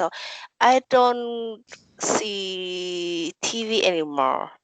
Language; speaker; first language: English; non-native, learner; Vietnamese